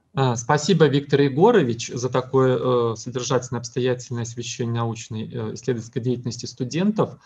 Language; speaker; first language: Russian; native; Russian